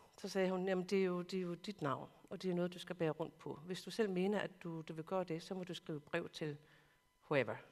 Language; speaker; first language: Danish; non-native, local second language; Kalaallisut